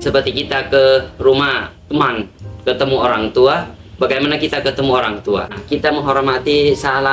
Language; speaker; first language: Indonesian; non-native, learner; Thai